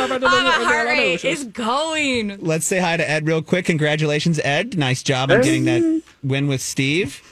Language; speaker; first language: English; native; English